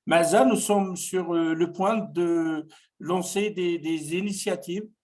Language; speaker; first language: French; non-native, local second language; Arabic